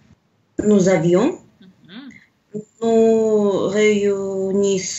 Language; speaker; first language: French; non-native, learner; Russian